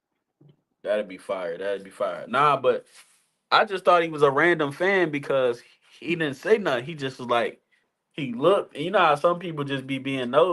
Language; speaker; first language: English; native; English